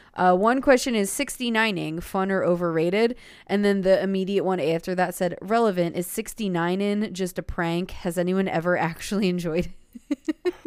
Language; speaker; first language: English; native; English